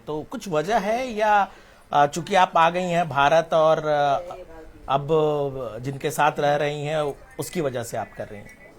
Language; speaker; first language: Hindi; native; Hindi